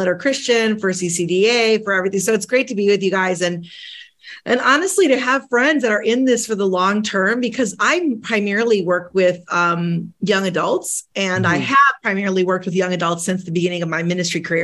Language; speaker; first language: English; early bilingual, other home language; Spanish